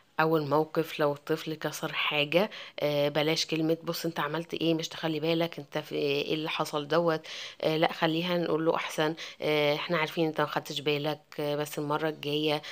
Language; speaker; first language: Arabic; native; Arabic